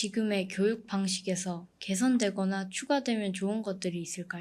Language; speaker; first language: Korean; early bilingual, heritage; Korean